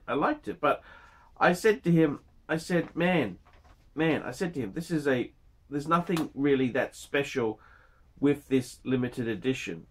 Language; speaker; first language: English; native; English